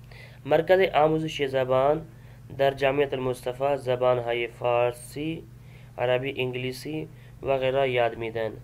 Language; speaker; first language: Persian; non-native, fluent; Urdu